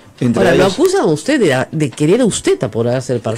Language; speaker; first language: Spanish; native; Spanish